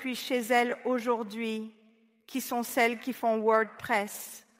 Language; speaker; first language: French; non-native, fluent; Spanish